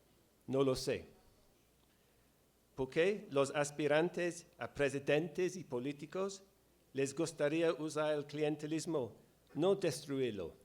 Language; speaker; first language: Spanish; non-native, fluent; English